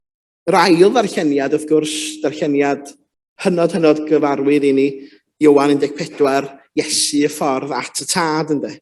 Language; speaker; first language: Welsh; native; Welsh